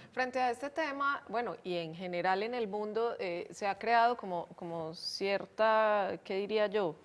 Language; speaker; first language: Spanish; native; Spanish